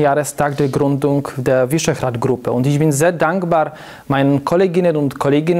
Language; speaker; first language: German; non-native, fluent; Polish